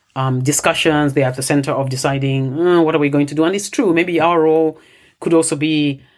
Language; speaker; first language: English; non-native, local second language; Bemba